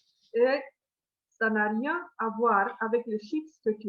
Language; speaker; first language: French; non-native, fluent; Romanian